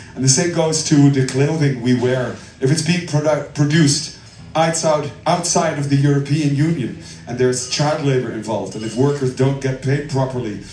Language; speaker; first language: English; non-native, fluent; Dutch